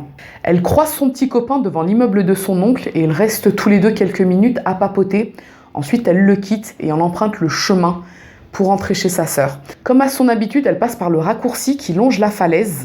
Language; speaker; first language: French; native; French